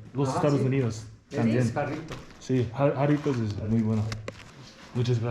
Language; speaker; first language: Spanish; non-native, learner; English